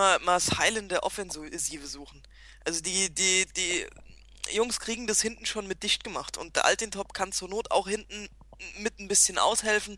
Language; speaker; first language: German; native; German